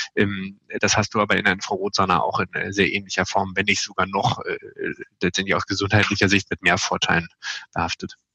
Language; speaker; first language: German; native; German